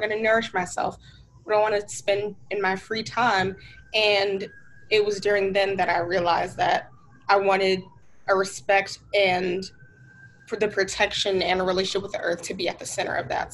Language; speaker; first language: English; native; English